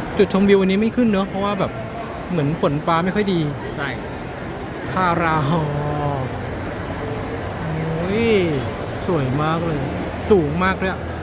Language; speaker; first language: Thai; native; Thai